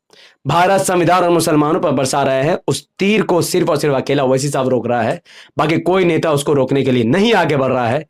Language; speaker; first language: Hindi; native; Hindi